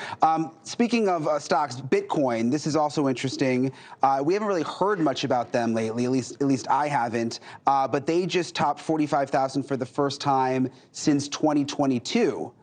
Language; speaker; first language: English; native; English